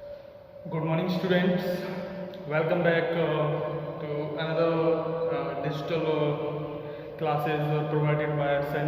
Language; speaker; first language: English; non-native, local second language; Hindi